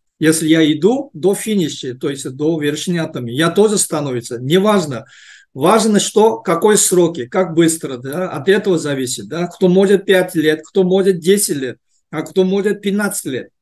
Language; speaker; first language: Russian; non-native, learner; Korean